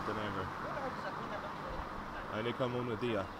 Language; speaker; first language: Spanish; non-native, learner; English